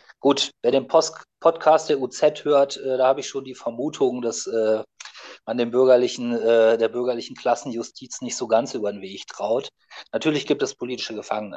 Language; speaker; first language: German; native; German